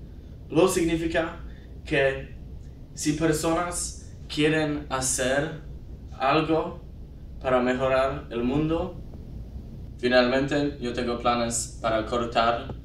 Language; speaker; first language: Spanish; non-native, learner; English